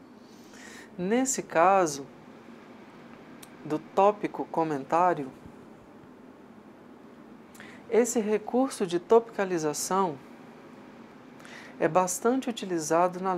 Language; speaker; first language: Portuguese; native; Portuguese